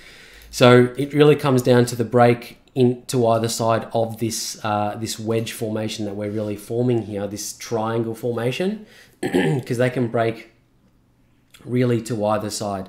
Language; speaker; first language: English; native; English